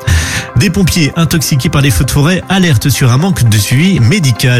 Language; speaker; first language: French; native; French